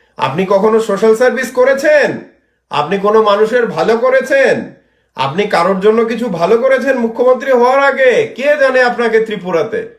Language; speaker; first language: Bangla; native; Bangla